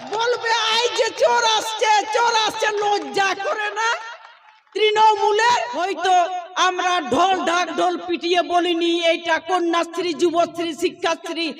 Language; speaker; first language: Bangla; non-native, local second language; Santali